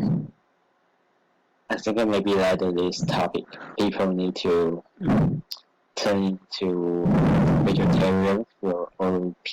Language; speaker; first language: English; non-native, learner; Chinese